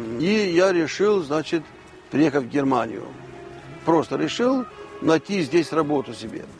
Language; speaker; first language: Russian; non-native, local second language; Romanian